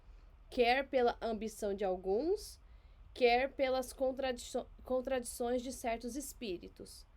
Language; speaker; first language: Portuguese; native; Portuguese